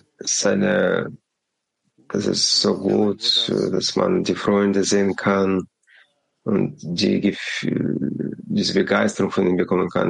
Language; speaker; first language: German; non-native, learner; Russian